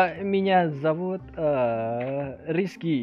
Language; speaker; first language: Russian; non-native, learner; Indonesian